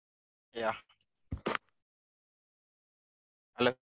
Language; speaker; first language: German; non-native, learner; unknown